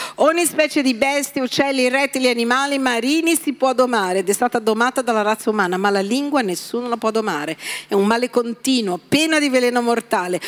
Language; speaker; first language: Italian; non-native, fluent; Portuguese